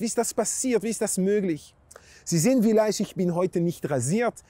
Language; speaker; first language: German; non-native, fluent; Hebrew